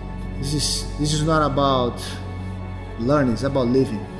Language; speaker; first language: English; non-native, fluent; Portuguese